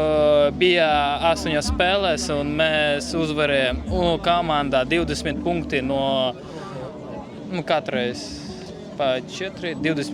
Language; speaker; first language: Latvian; non-native, local second language; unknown